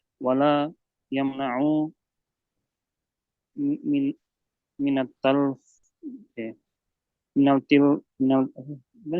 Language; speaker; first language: Arabic; non-native, learner; Indonesian